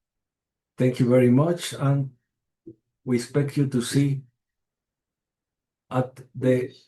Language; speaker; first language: English; non-native, fluent; Spanish